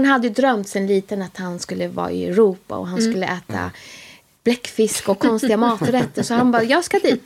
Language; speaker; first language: Swedish; native; Swedish